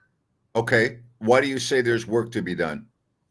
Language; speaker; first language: English; native; English